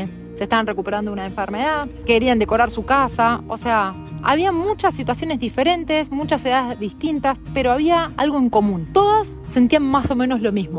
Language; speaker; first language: Spanish; native; Spanish